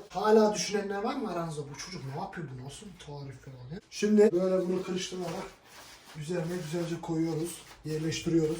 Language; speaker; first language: Turkish; native; Turkish